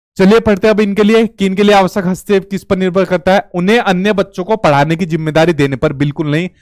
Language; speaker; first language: Hindi; native; Hindi